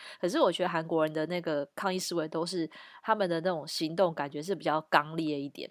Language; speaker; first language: Chinese; native; Chinese